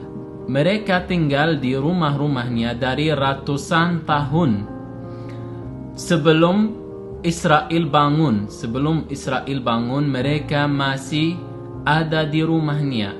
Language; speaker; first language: Indonesian; non-native, fluent; Arabic